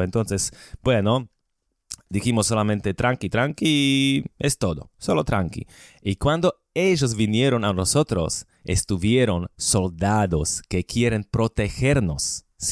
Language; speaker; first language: Spanish; non-native, fluent; Slovak